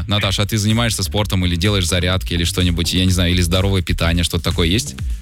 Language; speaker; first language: Russian; native; Russian